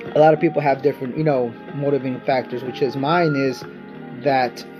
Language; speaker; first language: English; early bilingual, other home language; Spanish